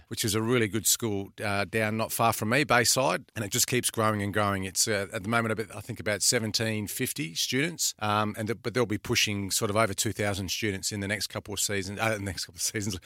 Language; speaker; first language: English; native; English